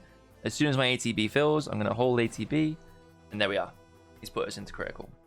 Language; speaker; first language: English; native; English